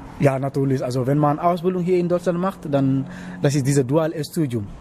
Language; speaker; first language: German; non-native, learner; Wolof